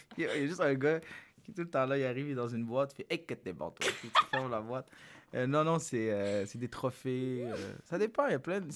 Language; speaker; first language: French; early bilingual, other home language; Arabic